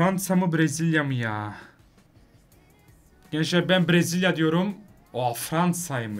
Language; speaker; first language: Turkish; native; Turkish